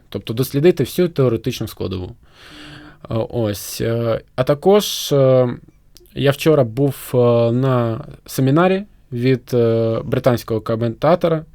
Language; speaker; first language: Ukrainian; non-native, local second language; Russian